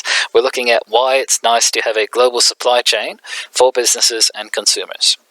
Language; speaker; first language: English; native; English